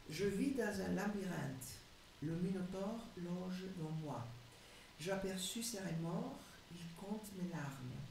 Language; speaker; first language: French; non-native, fluent; Greek